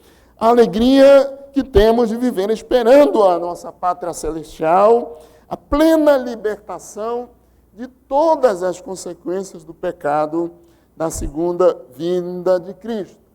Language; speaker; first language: Portuguese; native; Portuguese